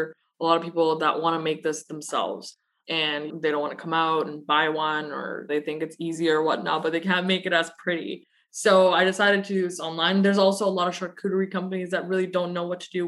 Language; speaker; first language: English; native; English